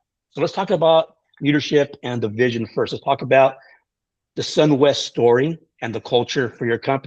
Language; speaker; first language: English; native; English